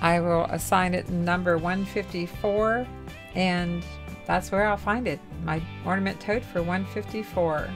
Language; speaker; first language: English; native; English